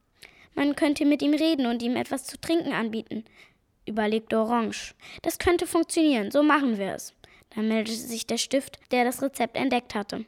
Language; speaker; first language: German; native; German